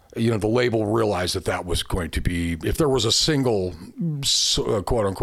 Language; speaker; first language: English; native; English